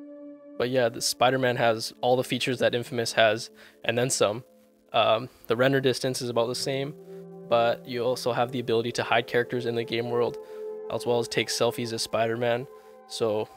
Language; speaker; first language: English; native; English